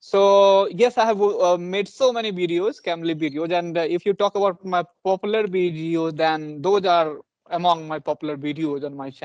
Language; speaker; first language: English; non-native, local second language; Punjabi